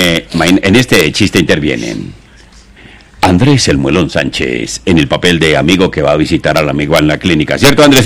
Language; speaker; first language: Spanish; native; Spanish